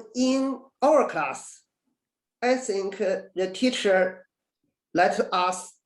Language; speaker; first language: English; non-native, learner; Chinese